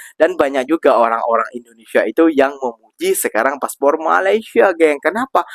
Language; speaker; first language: Indonesian; native; Indonesian